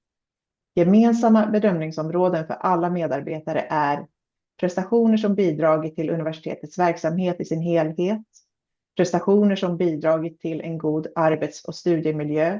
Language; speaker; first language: Swedish; native; Swedish